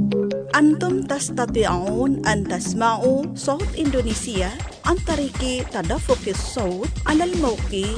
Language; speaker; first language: Arabic; non-native, fluent; Indonesian